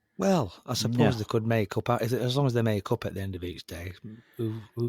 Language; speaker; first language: English; native; English